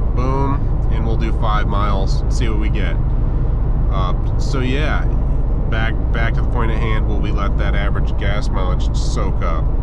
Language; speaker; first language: English; native; English